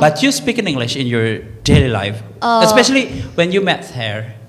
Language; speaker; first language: English; non-native, learner; Indonesian